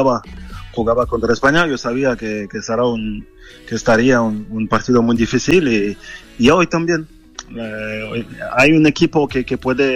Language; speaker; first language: Spanish; non-native, fluent; French